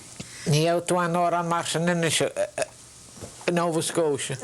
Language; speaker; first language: Irish; native; Irish